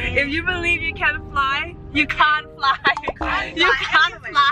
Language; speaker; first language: English; early bilingual, other home language; Thai